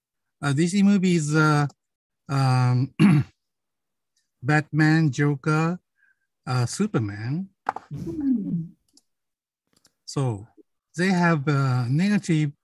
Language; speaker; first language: English; non-native, learner; Japanese